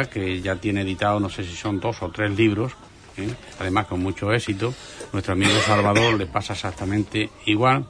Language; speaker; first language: Spanish; native; Spanish